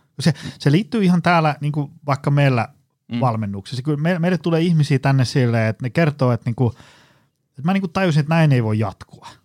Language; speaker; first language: Finnish; native; Finnish